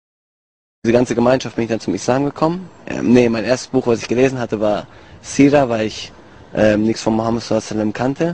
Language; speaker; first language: German; early bilingual, other home language; Italian